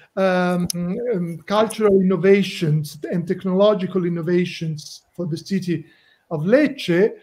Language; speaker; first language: English; non-native, fluent; Italian